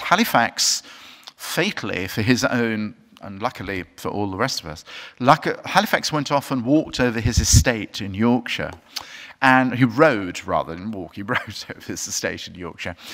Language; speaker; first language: English; native; English